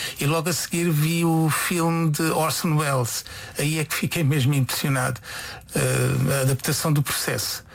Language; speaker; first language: Portuguese; non-native, fluent; Konkani